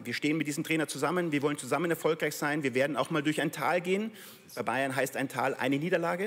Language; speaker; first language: German; native; German